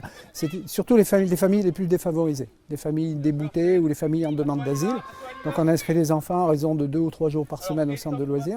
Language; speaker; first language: French; native; French